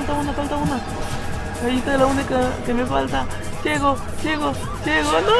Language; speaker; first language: Spanish; native; Spanish